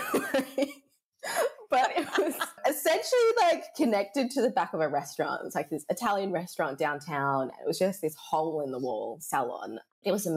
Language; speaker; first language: English; native; English